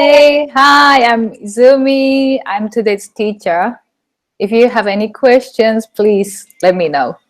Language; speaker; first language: English; non-native, fluent; Japanese